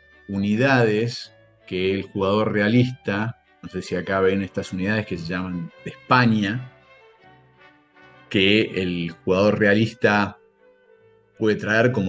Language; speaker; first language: Spanish; native; Spanish